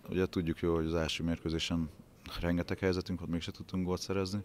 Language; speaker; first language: Hungarian; native; Hungarian